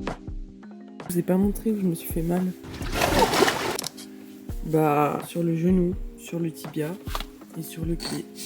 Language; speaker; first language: French; native; French